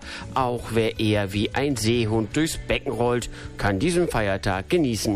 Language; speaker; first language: German; native; German